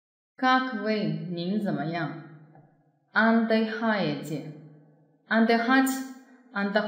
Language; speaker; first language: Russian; non-native, fluent; Chinese